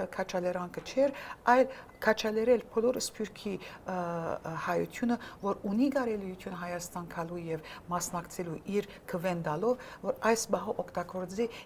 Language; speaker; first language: Armenian; early bilingual, heritage; Armenian